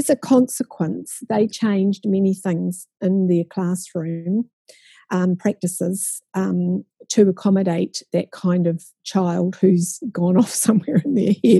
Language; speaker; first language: English; native; English